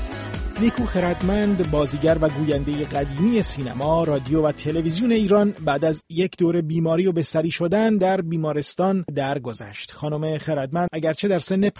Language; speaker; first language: Persian; native; Persian